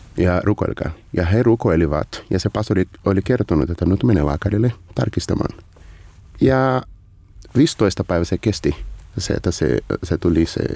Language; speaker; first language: Finnish; non-native, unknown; Portuguese